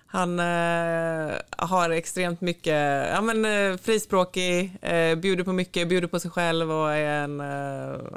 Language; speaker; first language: Swedish; native; Swedish